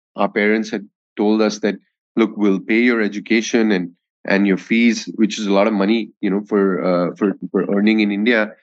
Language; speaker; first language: English; non-native, local second language; Hindi